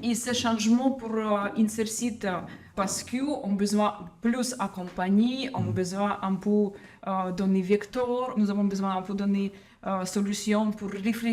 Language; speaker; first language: French; non-native, learner; Ukrainian